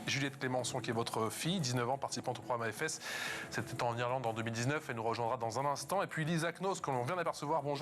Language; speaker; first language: French; native; French